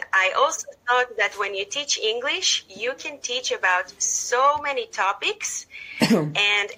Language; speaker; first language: English; non-native, fluent; Hebrew